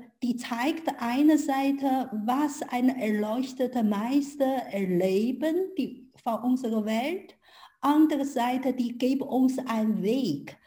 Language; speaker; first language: German; non-native, learner; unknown